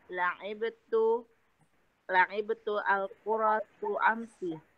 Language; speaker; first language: Arabic; non-native, learner; Indonesian